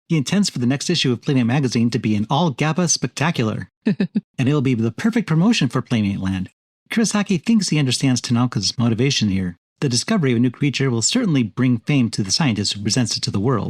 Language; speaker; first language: English; native; English